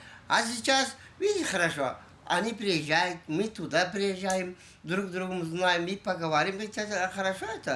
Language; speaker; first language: Russian; non-native, local second language; Kyrgyz